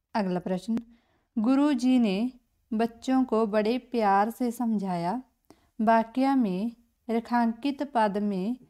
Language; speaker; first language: Hindi; non-native, local second language; Punjabi